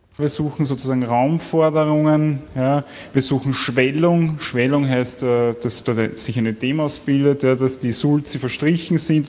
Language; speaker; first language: German; native; German